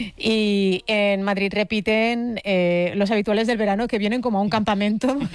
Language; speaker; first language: Spanish; native; Spanish